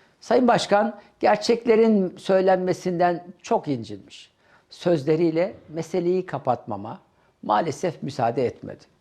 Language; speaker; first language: Turkish; native; Turkish